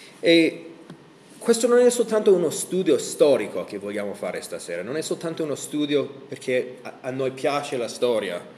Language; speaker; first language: Italian; non-native, fluent; English